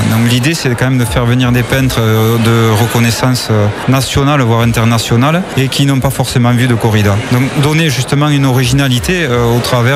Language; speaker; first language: French; native; French